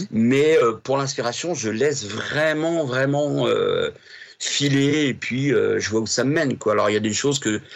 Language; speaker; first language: French; native; French